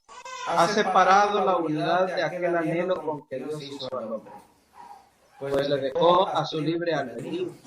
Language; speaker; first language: Spanish; native; Spanish